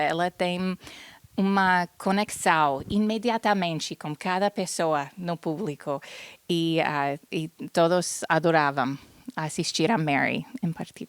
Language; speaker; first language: Portuguese; non-native, fluent; English